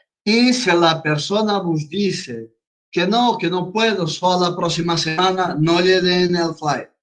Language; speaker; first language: Spanish; non-native, fluent; Portuguese